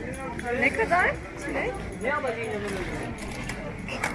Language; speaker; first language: Russian; non-native, learner; Turkish